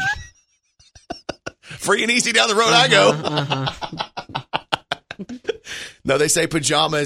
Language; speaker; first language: English; native; English